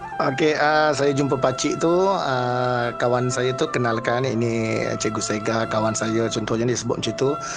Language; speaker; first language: Malay; non-native, local second language; Tamil